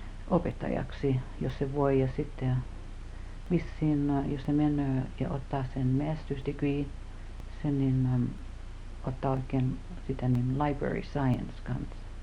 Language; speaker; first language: Finnish; early bilingual, heritage; Finnish